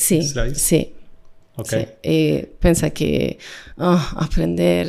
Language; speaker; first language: Portuguese; non-native, learner; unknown